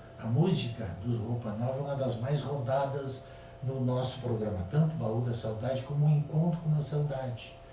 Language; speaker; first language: Portuguese; native; Portuguese